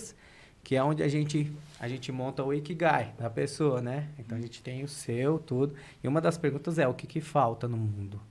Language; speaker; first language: Portuguese; native; Portuguese